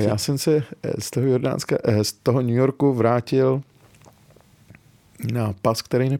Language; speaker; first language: Czech; early bilingual, other home language; Arabic